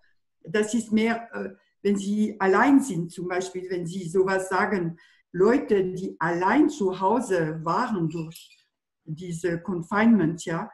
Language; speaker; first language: German; non-native, fluent; French